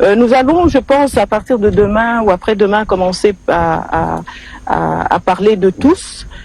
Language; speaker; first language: French; non-native, local second language; Lingala